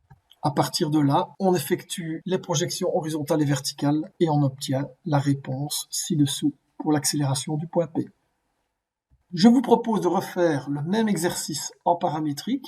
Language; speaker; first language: French; native; French